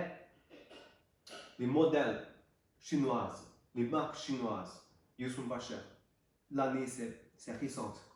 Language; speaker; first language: French; non-native, learner; Chinese